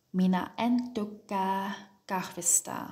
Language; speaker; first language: Finnish; non-native, fluent; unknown